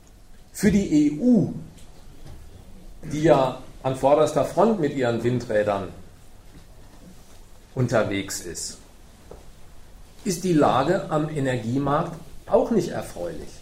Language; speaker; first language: German; native; German